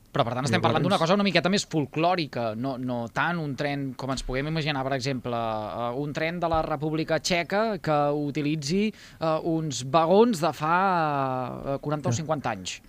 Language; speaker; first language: Catalan; native; Catalan